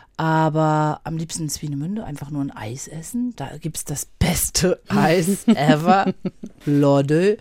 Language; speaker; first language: German; native; German